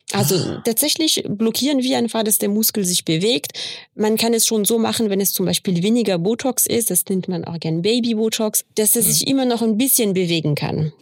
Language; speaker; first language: German; non-native, fluent; French